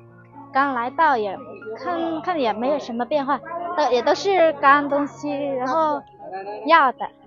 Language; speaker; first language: Chinese; non-native, fluent; Vietnamese